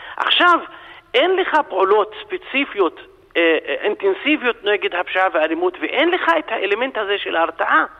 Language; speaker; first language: Hebrew; non-native, local second language; Arabic